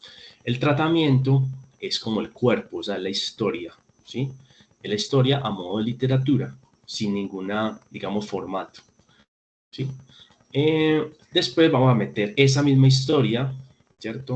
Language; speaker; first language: Spanish; native; Spanish